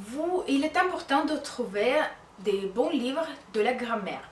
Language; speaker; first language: French; non-native, fluent; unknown